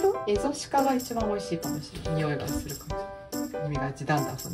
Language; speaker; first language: Japanese; native; Japanese